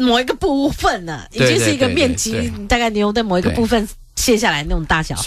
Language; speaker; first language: Chinese; native; Chinese